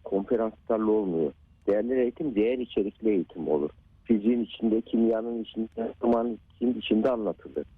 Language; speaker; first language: Turkish; native; Turkish